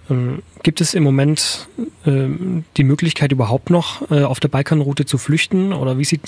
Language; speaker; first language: German; native; German